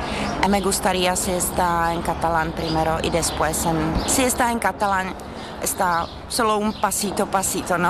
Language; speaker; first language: Spanish; non-native, fluent; Czech